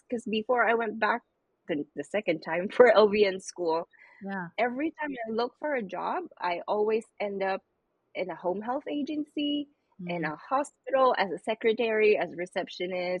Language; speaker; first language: English; non-native, local second language; Filipino